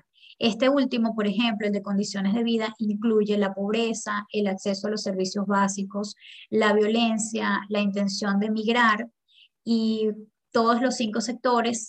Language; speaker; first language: Spanish; native; Spanish